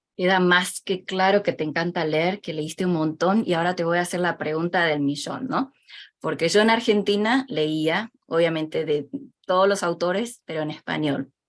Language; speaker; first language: Spanish; early bilingual, other home language; Chinese